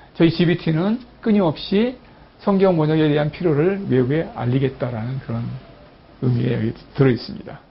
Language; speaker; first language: Korean; native; Korean